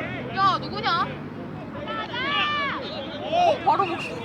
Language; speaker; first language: Korean; native; Korean